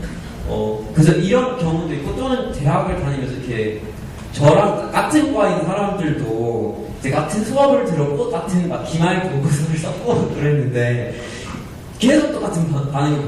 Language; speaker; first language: Korean; non-native, fluent; English